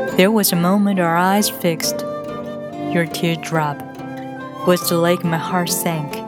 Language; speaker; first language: English; non-native, fluent; Chinese